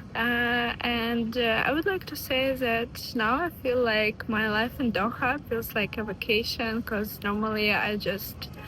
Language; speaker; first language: English; non-native, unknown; Ukrainian